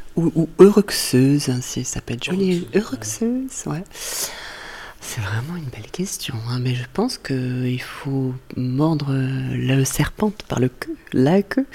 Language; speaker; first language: French; native; French